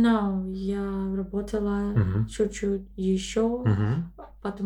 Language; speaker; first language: Russian; non-native, learner; English